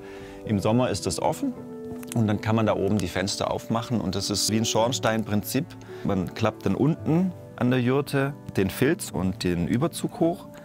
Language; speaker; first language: German; native; German